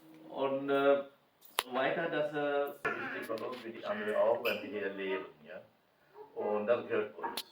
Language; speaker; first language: German; non-native, learner; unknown